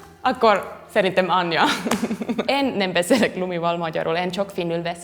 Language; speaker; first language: Hungarian; non-native, learner; Finnish